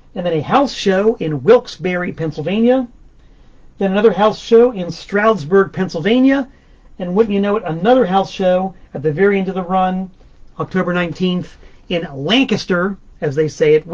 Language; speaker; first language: English; native; English